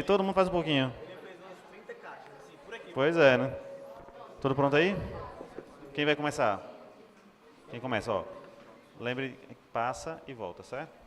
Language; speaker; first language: Portuguese; native; Portuguese